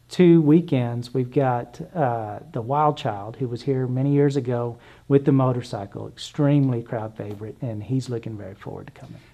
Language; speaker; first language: English; native; English